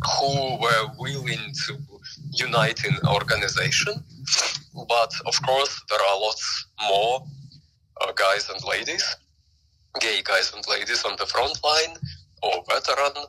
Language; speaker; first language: English; non-native, fluent; Ukrainian